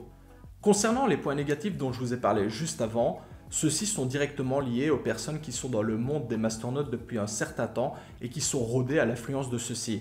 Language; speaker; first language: French; native; French